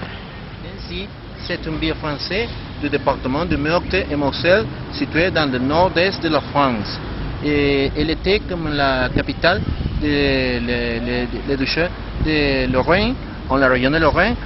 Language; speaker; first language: French; non-native, learner; Spanish